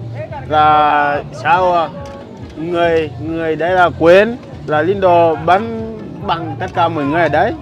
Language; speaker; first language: Vietnamese; non-native, learner; Portuguese